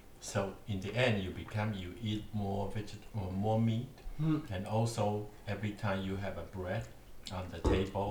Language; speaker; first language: English; non-native, learner; Chinese